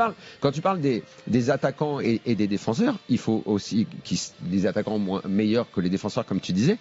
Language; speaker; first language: French; native; French